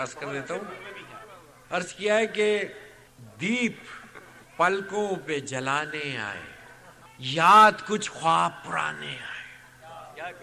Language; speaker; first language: Urdu; native; Urdu